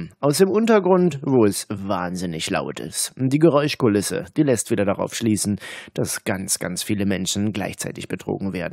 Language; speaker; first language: German; native; German